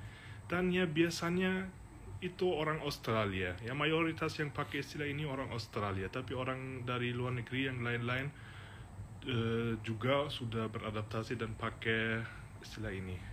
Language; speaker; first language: Indonesian; non-native, fluent; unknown